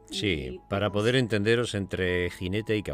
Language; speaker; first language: Spanish; native; Spanish